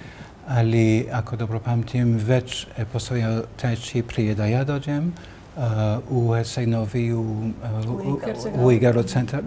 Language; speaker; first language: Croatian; non-native, learner; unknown